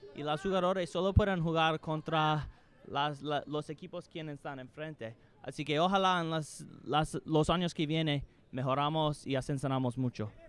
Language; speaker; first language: Spanish; non-native, learner; English